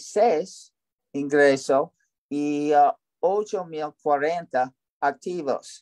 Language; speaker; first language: Spanish; non-native, learner; English